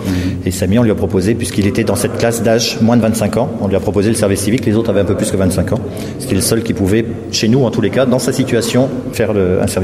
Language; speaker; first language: French; native; French